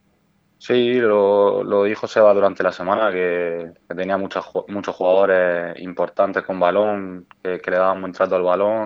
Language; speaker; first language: Spanish; native; Spanish